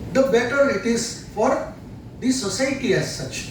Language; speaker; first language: English; non-native, local second language; Tamil